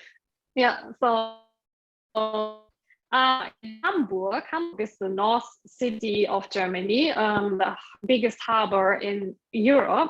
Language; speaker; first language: English; non-native, fluent; German